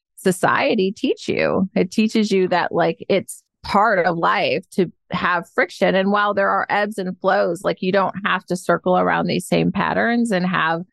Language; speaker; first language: English; native; English